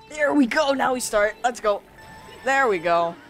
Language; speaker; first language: English; native; English